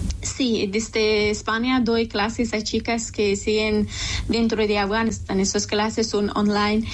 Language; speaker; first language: Spanish; non-native, local second language; Persian